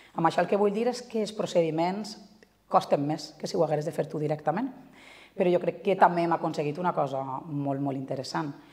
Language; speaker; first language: Catalan; native; Catalan